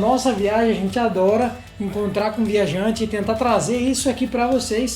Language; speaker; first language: Portuguese; native; Portuguese